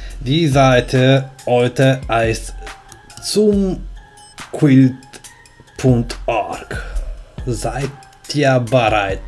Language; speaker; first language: German; non-native, fluent; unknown